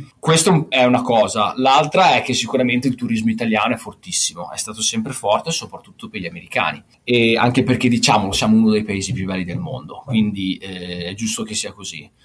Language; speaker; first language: Italian; native; Italian